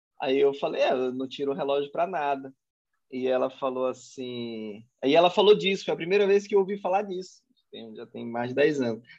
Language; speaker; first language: Portuguese; native; Portuguese